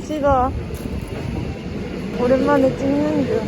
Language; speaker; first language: Korean; native; Korean